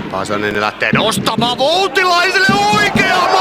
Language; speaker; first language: Finnish; native; Finnish